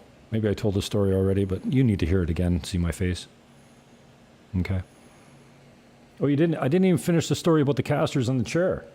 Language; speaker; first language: English; native; English